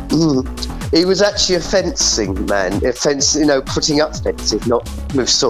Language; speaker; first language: English; native; English